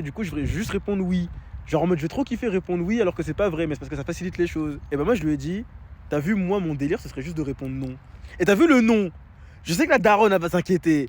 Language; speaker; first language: French; native; French